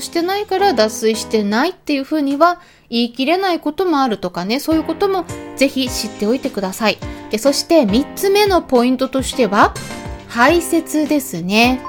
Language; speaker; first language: Japanese; native; Japanese